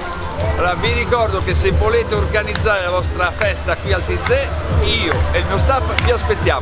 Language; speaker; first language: Italian; native; Italian